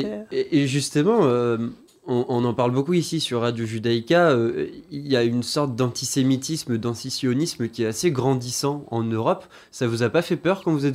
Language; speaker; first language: French; native; French